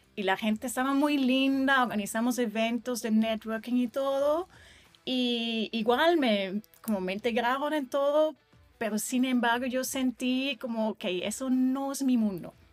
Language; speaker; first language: Spanish; non-native, fluent; German